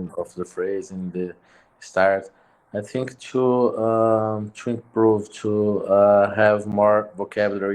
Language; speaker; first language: English; non-native, learner; Portuguese